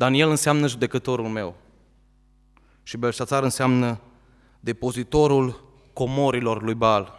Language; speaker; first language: Romanian; native; Romanian